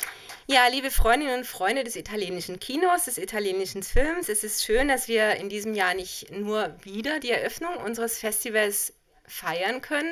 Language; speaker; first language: German; native; German